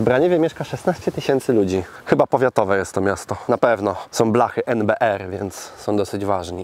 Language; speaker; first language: Polish; native; Polish